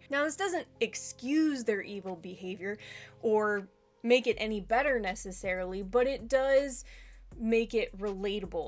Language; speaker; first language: English; native; English